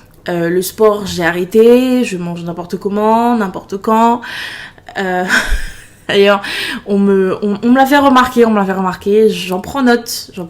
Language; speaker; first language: French; native; French